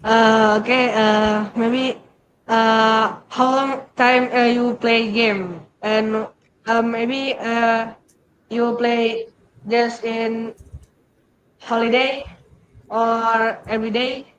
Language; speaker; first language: English; non-native, learner; Indonesian